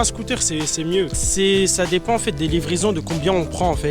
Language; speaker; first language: French; native; French